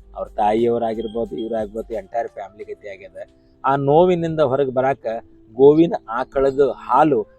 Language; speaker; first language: Kannada; native; Kannada